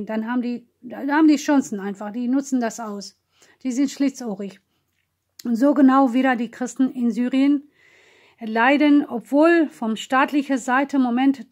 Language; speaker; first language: German; non-native, fluent; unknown